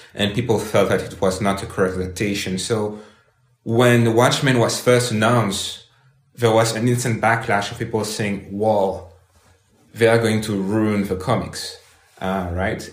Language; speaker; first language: English; non-native, fluent; French